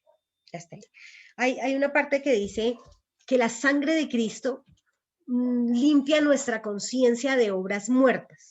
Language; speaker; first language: Spanish; native; Spanish